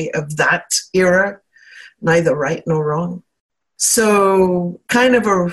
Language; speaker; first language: English; native; English